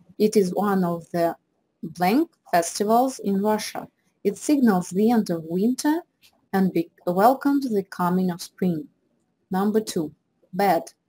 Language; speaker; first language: English; non-native, fluent; Russian